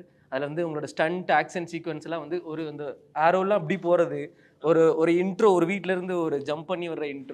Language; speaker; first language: Tamil; native; Tamil